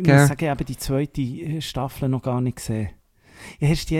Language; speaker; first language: German; native; German